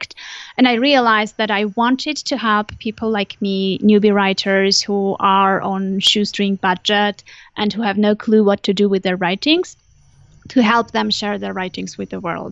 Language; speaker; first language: English; non-native, fluent; Armenian